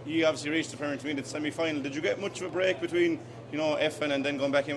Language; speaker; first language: English; native; English